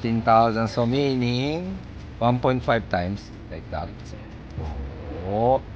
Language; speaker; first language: English; non-native, learner; Japanese